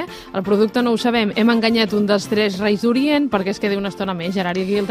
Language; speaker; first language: Catalan; native; Catalan